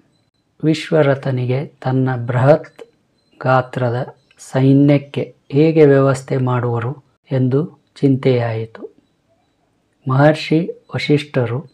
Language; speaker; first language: Kannada; native; Kannada